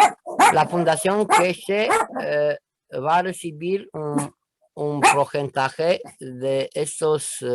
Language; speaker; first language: Spanish; non-native, learner; Romanian